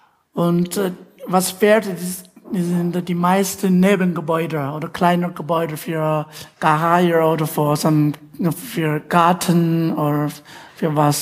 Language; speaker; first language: German; non-native, learner; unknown